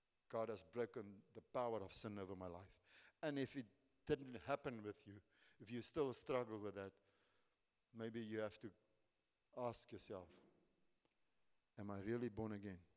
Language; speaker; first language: English; non-native, local second language; Afrikaans